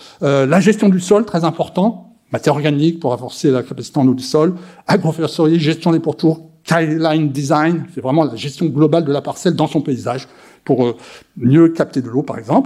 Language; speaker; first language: French; native; French